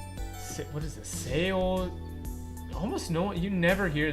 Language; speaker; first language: English; native; English